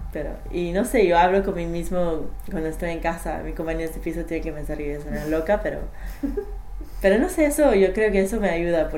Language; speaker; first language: Spanish; non-native, learner; English